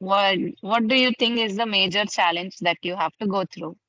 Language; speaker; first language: English; non-native, fluent; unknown